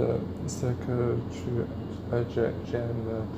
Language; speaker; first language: French; non-native, learner; Chinese